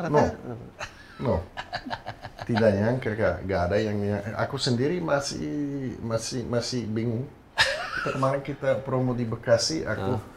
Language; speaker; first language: Indonesian; non-native, fluent; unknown